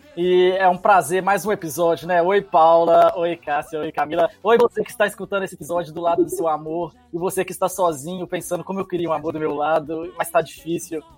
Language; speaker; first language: Portuguese; native; Portuguese